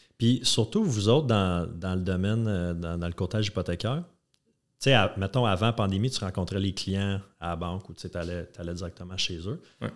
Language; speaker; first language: French; native; French